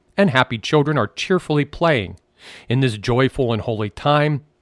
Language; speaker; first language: English; native; English